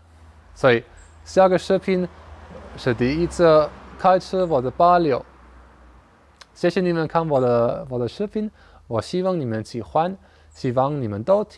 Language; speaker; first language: Chinese; non-native, learner; German